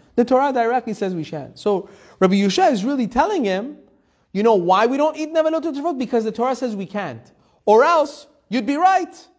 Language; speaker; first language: English; early bilingual, heritage; Persian